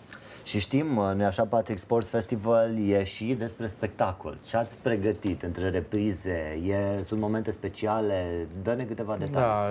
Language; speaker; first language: Romanian; native; Romanian